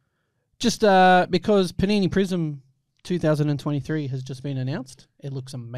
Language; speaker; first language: English; native; English